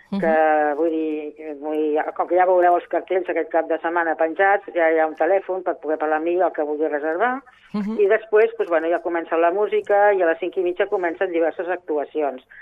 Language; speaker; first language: Catalan; non-native, local second language; Spanish